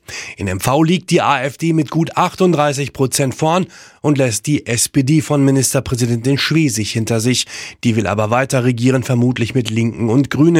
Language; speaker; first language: German; native; German